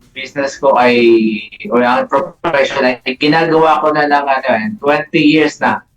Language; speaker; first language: Filipino; non-native, local second language; Bikol